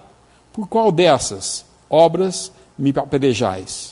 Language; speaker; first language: Portuguese; native; Portuguese